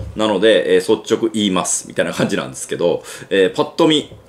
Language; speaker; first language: Japanese; native; Japanese